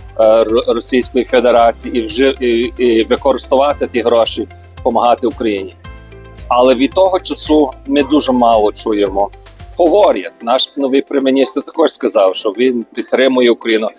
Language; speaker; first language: Ukrainian; early bilingual, heritage; Ukrainian